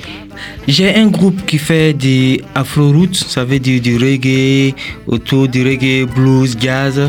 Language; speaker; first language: French; non-native, local second language; Mossi